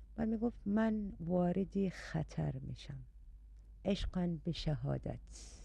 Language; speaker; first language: Persian; non-native, learner; Arabic